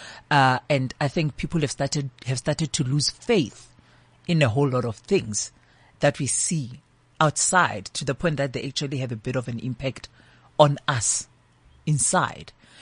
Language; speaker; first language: English; non-native, local second language; Northern Sotho